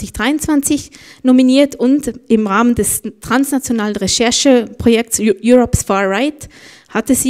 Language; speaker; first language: German; native; German